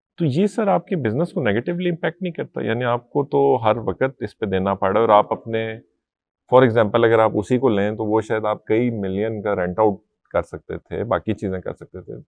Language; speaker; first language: Urdu; native; Urdu